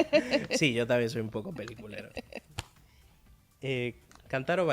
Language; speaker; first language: Spanish; early bilingual, other home language; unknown